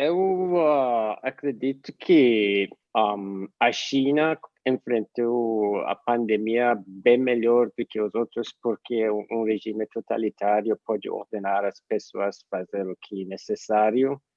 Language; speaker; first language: Portuguese; non-native, fluent; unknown